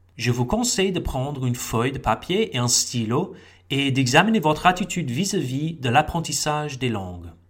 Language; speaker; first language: French; non-native, fluent; English